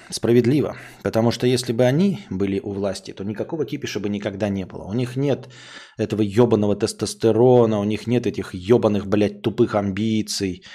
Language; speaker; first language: Russian; native; Russian